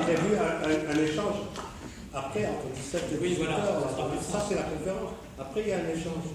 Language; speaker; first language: French; native; French